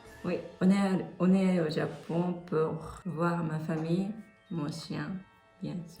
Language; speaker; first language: French; non-native, fluent; Japanese